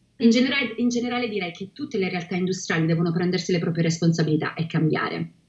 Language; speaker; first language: Italian; native; Italian